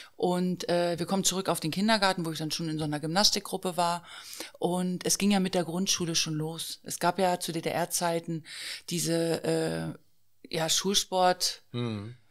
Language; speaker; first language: German; native; German